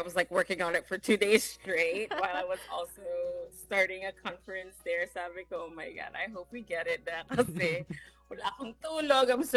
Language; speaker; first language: English; non-native, local second language; Hiligaynon